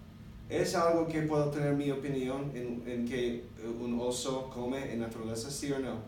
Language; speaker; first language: Spanish; non-native, learner; English